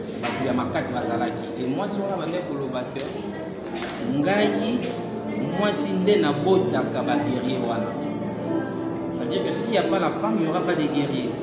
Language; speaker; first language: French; non-native, local second language; Lingala